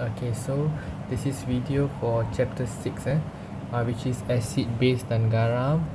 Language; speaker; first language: English; non-native, local second language; Malay